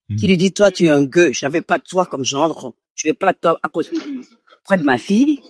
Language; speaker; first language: French; non-native, local second language; Fon